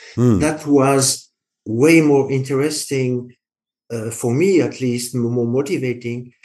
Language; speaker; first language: English; non-native, fluent; French